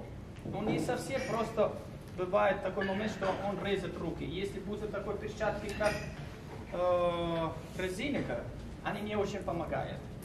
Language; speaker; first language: Russian; non-native, learner; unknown